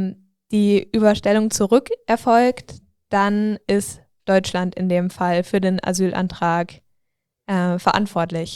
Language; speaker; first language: German; native; German